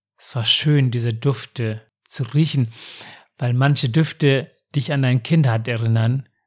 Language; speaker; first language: German; non-native, fluent; Tamil